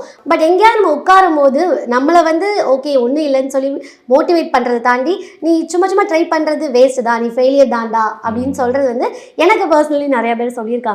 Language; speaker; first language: Tamil; native; Tamil